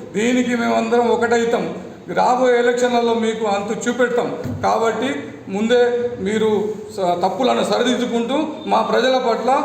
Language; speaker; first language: Telugu; non-native, local second language; Urdu